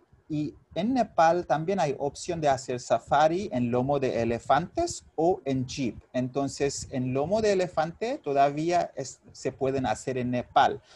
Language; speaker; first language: Spanish; non-native, fluent; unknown